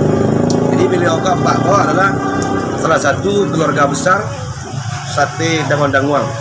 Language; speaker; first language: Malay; non-native, local second language; Minangkabau